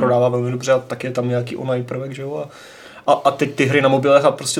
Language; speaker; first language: Czech; native; Czech